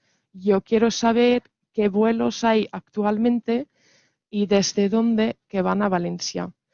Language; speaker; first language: Spanish; non-native, fluent; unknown